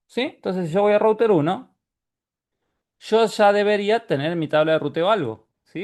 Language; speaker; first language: Spanish; native; Spanish